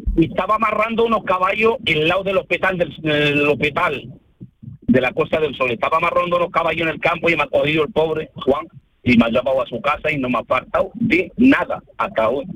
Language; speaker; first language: Spanish; early bilingual, other home language; Arabic